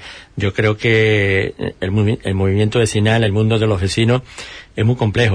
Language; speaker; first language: Spanish; native; Spanish